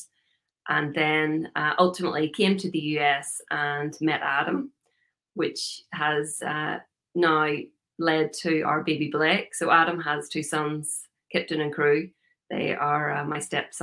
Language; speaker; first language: English; native; English